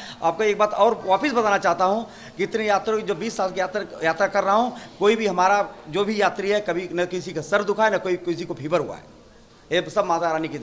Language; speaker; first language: Hindi; native; Hindi